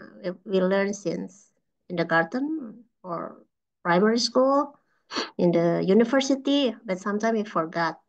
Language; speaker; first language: English; non-native, fluent; Indonesian